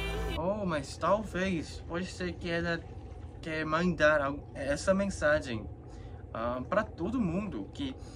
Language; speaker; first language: Portuguese; non-native, fluent; Korean